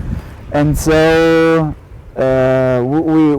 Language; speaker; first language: English; non-native, learner; German